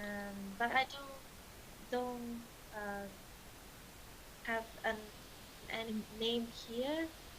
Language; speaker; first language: English; non-native, learner; Vietnamese